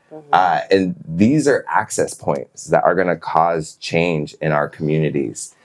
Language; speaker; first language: English; native; English